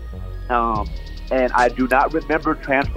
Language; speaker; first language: English; native; English